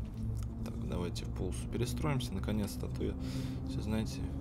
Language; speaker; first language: Russian; native; Russian